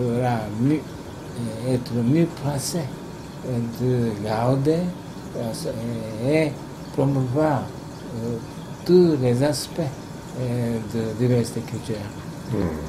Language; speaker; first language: French; non-native, fluent; Japanese